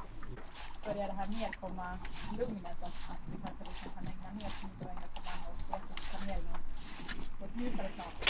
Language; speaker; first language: Swedish; native; Swedish